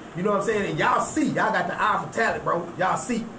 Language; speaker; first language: English; native; English